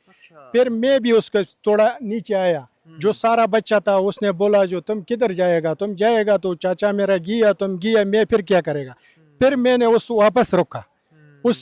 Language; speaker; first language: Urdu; non-native, local second language; Pashto